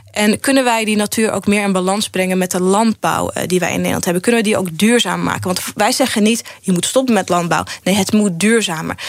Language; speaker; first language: Dutch; early bilingual, other home language; Arabic